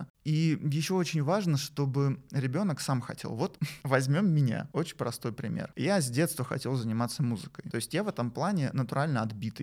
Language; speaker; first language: Russian; native; Russian